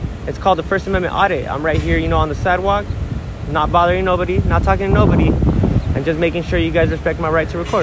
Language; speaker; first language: English; early bilingual, other home language; Spanish